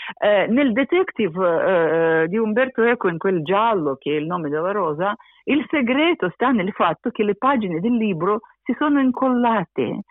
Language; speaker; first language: Italian; non-native, fluent; Russian